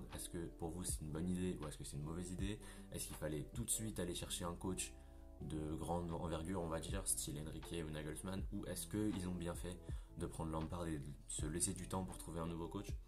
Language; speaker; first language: French; native; French